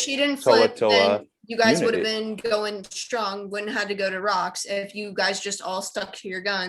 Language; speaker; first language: English; native; English